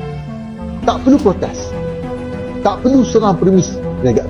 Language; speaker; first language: Malay; native; Malay